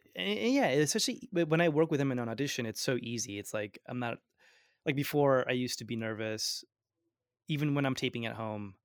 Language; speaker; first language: English; early bilingual, other home language; Gujarati